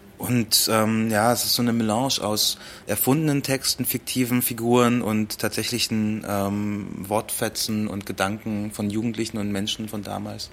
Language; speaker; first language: German; early bilingual, other home language; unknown